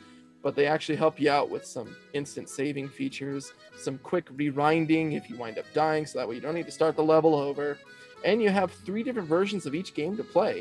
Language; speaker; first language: English; native; English